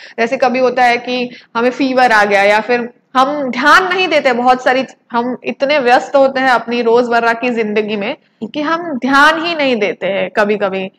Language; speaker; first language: Hindi; non-native, local second language; Gujarati